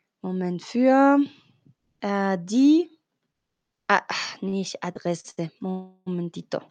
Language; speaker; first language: German; non-native, fluent; Spanish